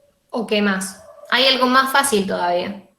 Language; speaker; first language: Spanish; native; Spanish